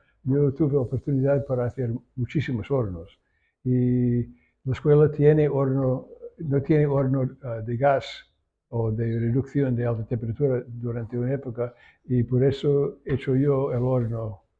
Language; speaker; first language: Spanish; non-native, learner; English